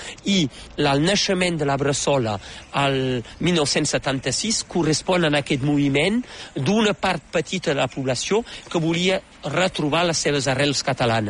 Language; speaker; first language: Catalan; native; Catalan